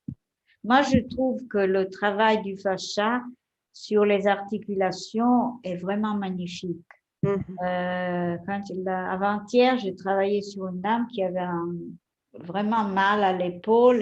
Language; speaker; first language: French; non-native, fluent; Italian